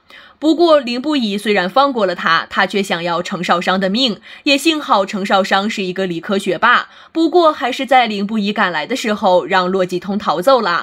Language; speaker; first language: Chinese; native; Chinese